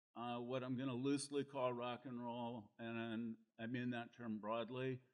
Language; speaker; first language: English; native; English